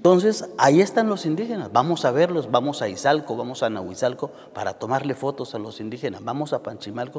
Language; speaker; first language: Spanish; native; Spanish